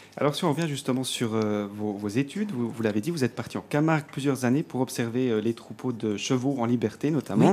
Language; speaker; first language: French; native; French